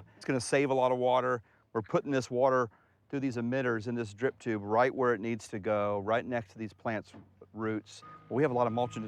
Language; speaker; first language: English; native; English